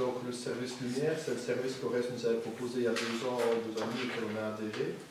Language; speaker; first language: French; native; French